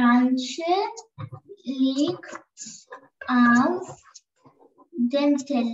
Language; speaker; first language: German; non-native, learner; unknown